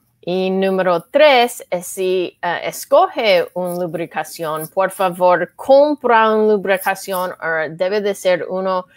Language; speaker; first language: Spanish; non-native, learner; English